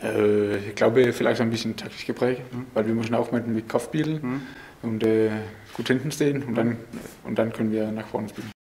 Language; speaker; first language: German; non-native, learner; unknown